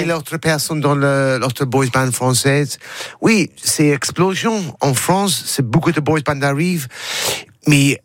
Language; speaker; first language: French; non-native, learner; English